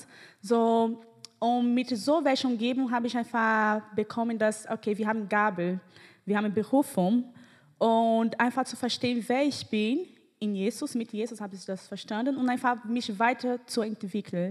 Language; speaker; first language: German; non-native, fluent; Portuguese